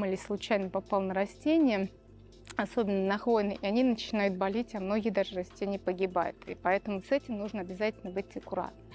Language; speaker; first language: Russian; native; Russian